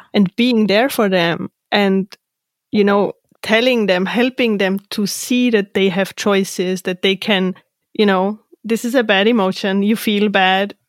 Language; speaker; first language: English; non-native, fluent; German